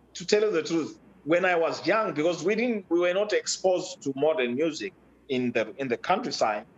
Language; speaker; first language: English; non-native, local second language; Shona